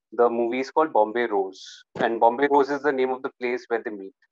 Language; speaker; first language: English; non-native, local second language; Hindi